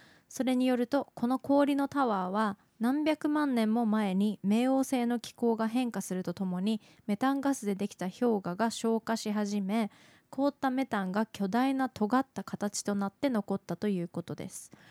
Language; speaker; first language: Japanese; native; Japanese